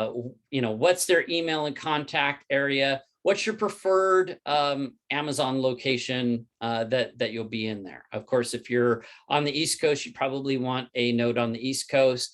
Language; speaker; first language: English; native; English